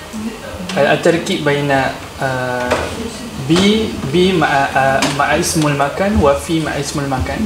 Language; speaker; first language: Arabic; non-native, learner; Malay